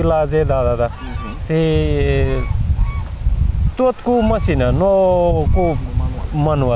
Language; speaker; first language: Romanian; non-native, learner; Nepali